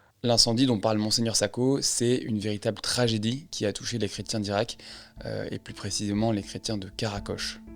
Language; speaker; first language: French; native; French